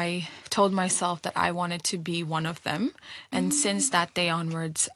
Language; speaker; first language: English; non-native, local second language; Nepali